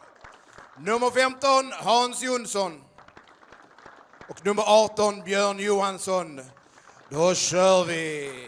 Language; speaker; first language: Swedish; native; Swedish